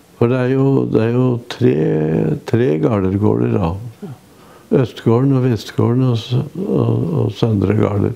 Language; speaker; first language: Norwegian; native; Norwegian